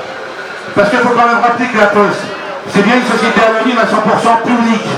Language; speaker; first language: French; native; French